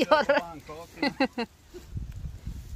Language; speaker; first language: Swedish; non-native, learner; Filipino